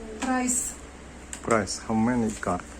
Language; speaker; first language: English; non-native, learner; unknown